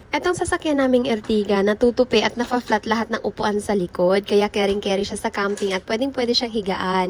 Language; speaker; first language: Filipino; native; Filipino